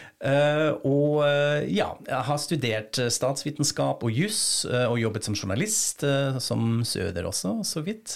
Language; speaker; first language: Norwegian; non-native, fluent; German